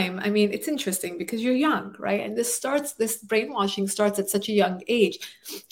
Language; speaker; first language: English; native; English